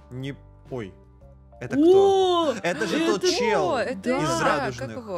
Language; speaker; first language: Russian; native; Russian